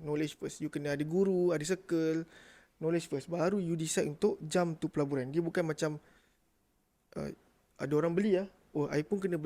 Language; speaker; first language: Malay; native; Malay